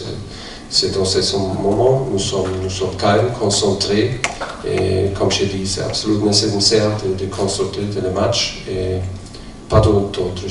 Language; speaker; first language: French; non-native, fluent; German